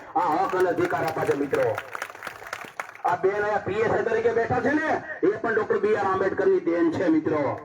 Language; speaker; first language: Gujarati; native; Gujarati